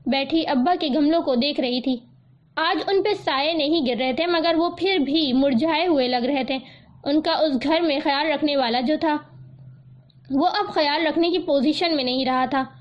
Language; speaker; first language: Urdu; native; Urdu